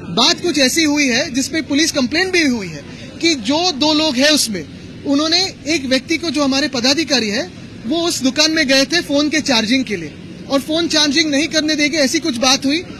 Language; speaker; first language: Hindi; non-native, local second language; Marathi